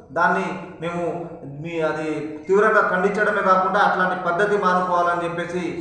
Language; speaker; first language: Telugu; non-native, local second language; Lambadi